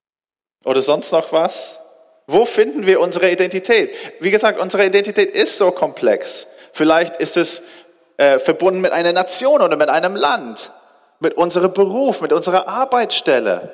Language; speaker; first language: German; non-native, fluent; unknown